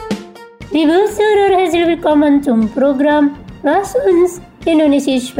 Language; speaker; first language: German; non-native, fluent; Indonesian